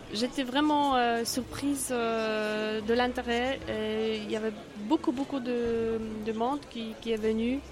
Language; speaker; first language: French; non-native, learner; Polish